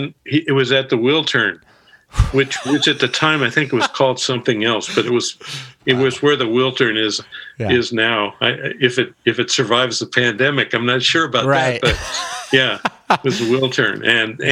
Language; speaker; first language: English; native; English